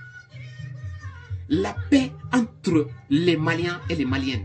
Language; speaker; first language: French; non-native, local second language; Bambara